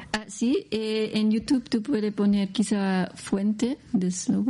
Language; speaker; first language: Spanish; non-native, learner; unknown